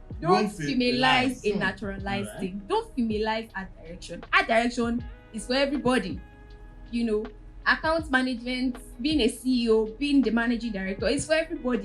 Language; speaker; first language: English; non-native, local second language; Yoruba